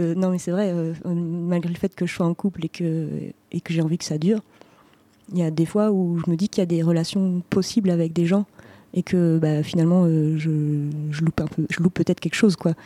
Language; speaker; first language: French; native; French